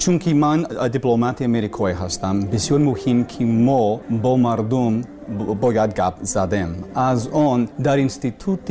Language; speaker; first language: Persian; non-native, learner; English